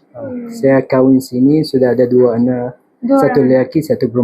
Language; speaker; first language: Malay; non-native, fluent; Arabic